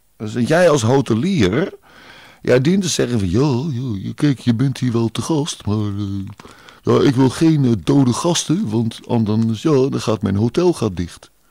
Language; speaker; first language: Dutch; native; Dutch